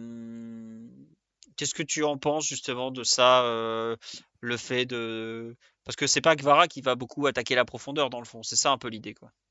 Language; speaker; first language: French; native; French